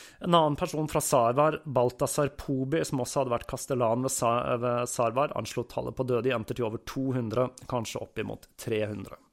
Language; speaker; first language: Norwegian; native; Norwegian